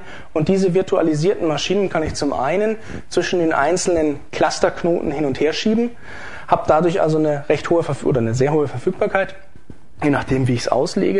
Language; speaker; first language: German; native; German